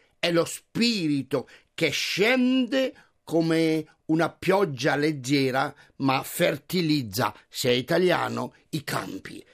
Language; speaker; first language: Italian; native; Italian